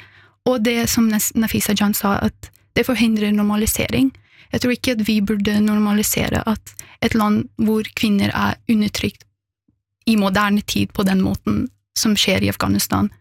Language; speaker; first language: Norwegian; early bilingual, other home language; Persian